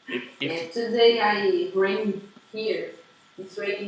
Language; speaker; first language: English; non-native, learner; Portuguese